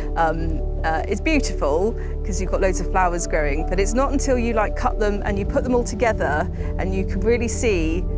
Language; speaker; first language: English; native; English